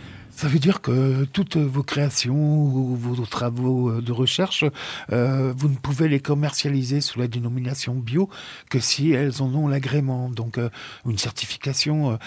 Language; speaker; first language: French; native; French